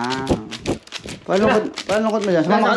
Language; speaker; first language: Filipino; native; Filipino